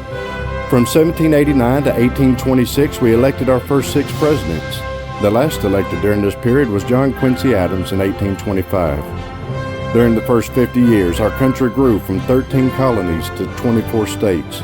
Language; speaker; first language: English; native; English